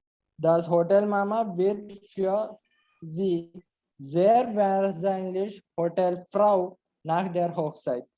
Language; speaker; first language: German; non-native, learner; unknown